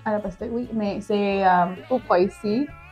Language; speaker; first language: French; non-native, learner; Spanish